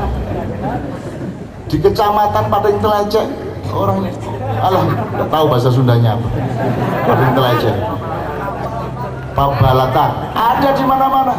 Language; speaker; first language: Indonesian; non-native, local second language; Javanese